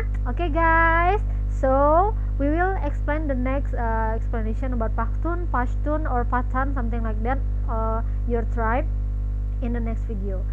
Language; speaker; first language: English; non-native, learner; Indonesian